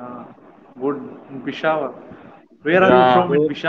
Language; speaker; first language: English; non-native, learner; Pashto